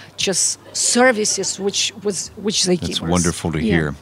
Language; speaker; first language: English; non-native, fluent; Ukrainian